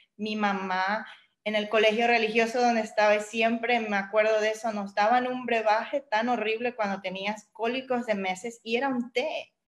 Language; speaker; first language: Spanish; native; Spanish